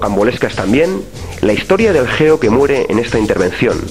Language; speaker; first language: Spanish; native; Spanish